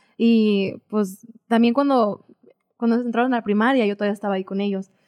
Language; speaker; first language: Spanish; early bilingual, heritage; Spanish